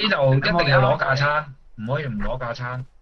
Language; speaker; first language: Chinese; native; Chinese